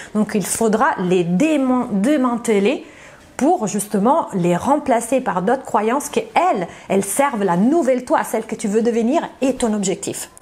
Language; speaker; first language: French; non-native, fluent; Italian